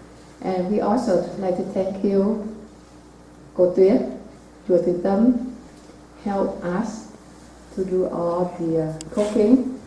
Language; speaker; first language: English; non-native, learner; Vietnamese